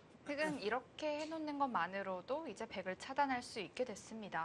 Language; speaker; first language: Korean; native; Korean